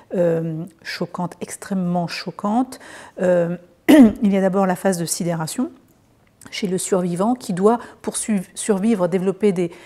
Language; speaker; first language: French; native; French